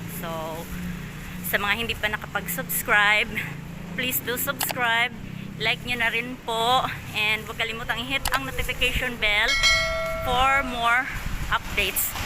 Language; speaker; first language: Filipino; non-native, local second language; Waray